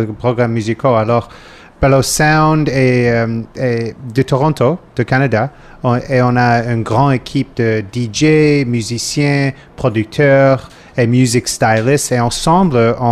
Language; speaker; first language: French; non-native, learner; English